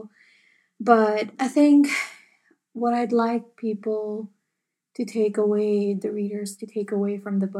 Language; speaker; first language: English; non-native, local second language; Urdu